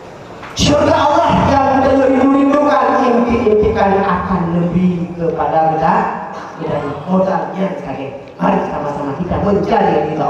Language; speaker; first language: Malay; non-native, local second language; Achinese